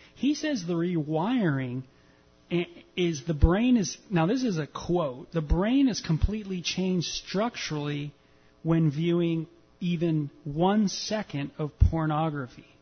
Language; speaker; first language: English; native; English